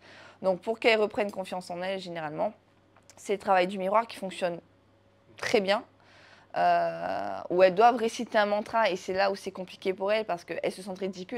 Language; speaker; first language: French; native; French